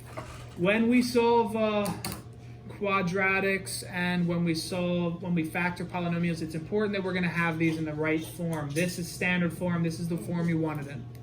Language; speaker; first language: English; native; English